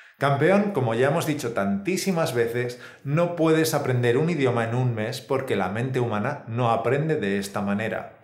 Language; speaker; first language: Spanish; native; Spanish